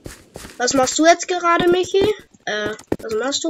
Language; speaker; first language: German; native; German